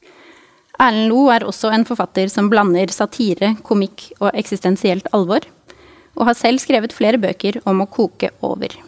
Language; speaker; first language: Norwegian; native; Norwegian